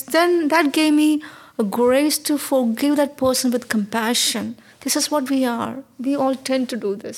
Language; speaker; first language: English; non-native, local second language; Malayalam